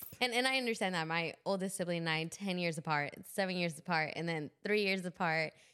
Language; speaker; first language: English; early bilingual, other home language; Spanish